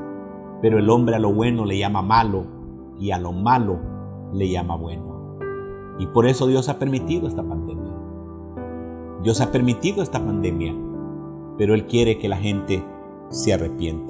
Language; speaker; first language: Spanish; native; Spanish